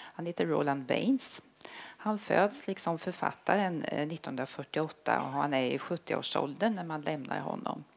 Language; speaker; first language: Swedish; native; Swedish